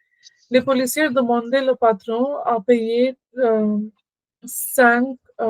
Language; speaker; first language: French; non-native, learner; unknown